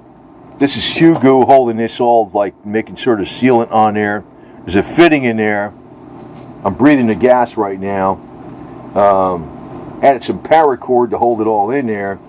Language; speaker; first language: English; native; English